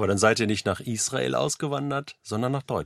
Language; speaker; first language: German; native; German